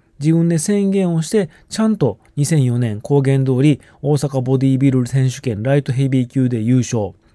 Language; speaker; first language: Japanese; native; Japanese